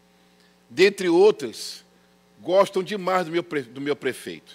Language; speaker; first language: Portuguese; native; Portuguese